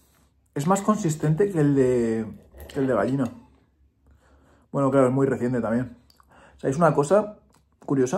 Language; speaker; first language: Spanish; native; Spanish